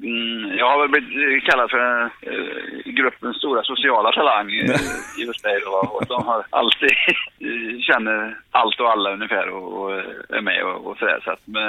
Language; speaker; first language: Swedish; native; Swedish